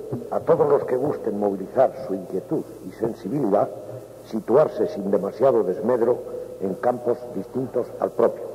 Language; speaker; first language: Spanish; native; Spanish